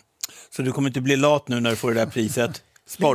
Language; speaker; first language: Swedish; native; Swedish